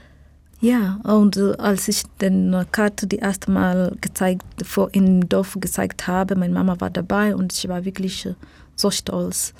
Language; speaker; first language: German; non-native, learner; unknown